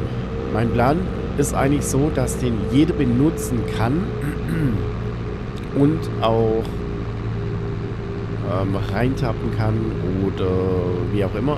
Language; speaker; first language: German; native; German